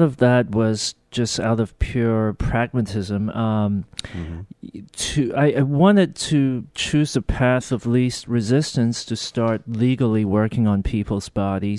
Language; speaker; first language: English; non-native, local second language; Korean